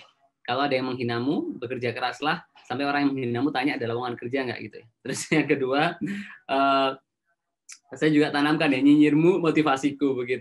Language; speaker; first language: Indonesian; native; Indonesian